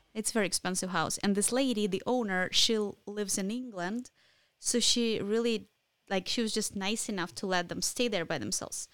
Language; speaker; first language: English; non-native, fluent; Ukrainian